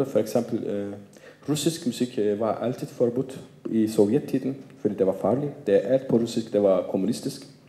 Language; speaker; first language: Danish; non-native, fluent; Turkish